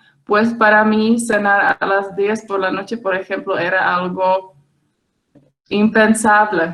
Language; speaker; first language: Spanish; non-native, fluent; Czech